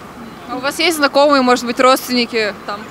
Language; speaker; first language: Russian; native; Russian